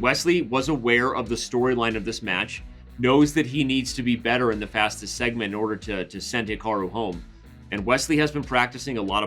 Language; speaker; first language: English; native; English